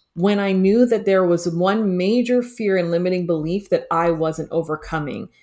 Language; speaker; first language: English; native; English